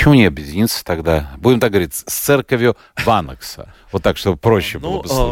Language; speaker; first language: Russian; native; Russian